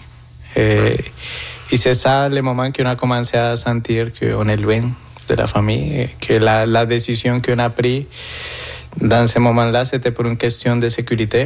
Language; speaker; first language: French; non-native, fluent; Spanish